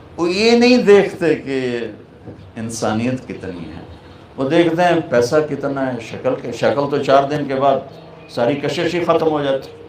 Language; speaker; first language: Urdu; non-native, local second language; Punjabi